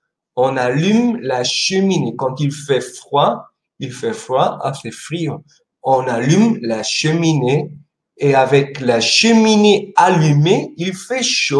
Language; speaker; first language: French; non-native, fluent; Spanish